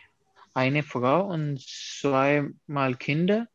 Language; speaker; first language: German; non-native, learner; Urdu